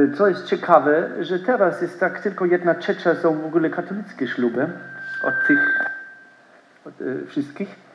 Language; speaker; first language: Polish; non-native, learner; German